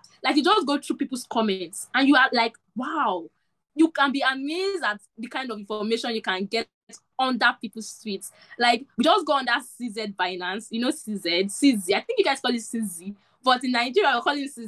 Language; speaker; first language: English; non-native, local second language; Igbo